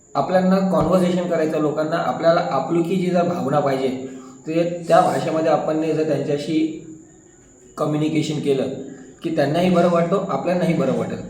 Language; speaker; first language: Marathi; non-native, local second language; Hindi